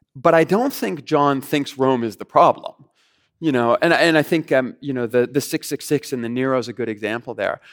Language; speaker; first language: English; native; English